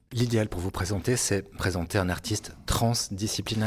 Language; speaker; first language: French; native; French